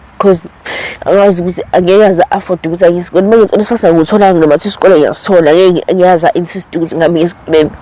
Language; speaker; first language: Zulu; native; Zulu